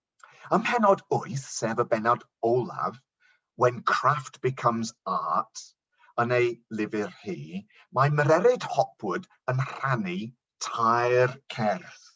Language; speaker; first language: Welsh; non-native, local second language; English